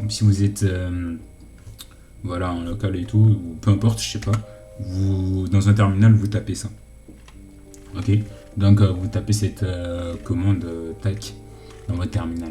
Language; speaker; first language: French; native; French